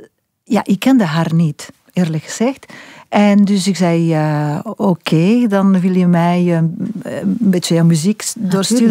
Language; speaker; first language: Dutch; non-native, fluent; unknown